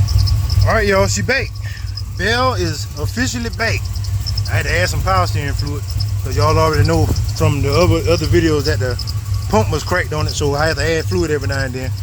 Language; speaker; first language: English; native; English